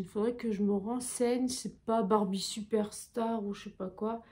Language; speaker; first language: French; native; French